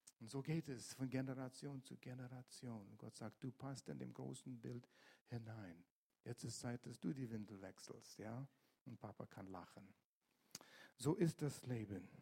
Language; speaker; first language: German; non-native, fluent; English